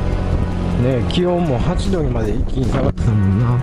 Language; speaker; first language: Japanese; native; Japanese